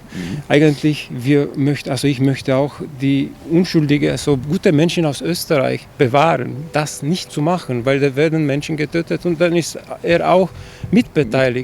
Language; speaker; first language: German; non-native, fluent; Chinese